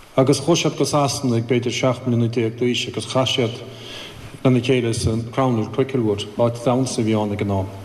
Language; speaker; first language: Irish; native; Irish